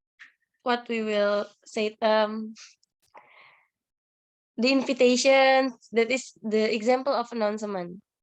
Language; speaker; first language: English; non-native, learner; Indonesian